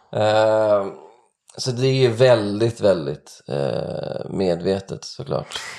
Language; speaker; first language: Swedish; native; Swedish